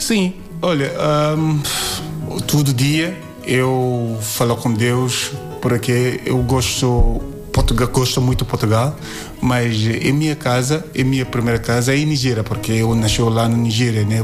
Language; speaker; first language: Portuguese; non-native, learner; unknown